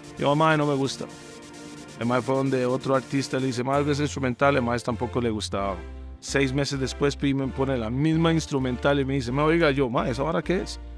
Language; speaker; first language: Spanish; native; Spanish